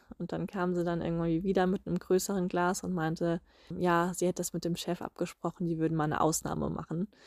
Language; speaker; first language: German; native; German